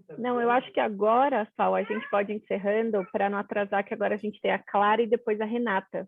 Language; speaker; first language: Portuguese; native; Portuguese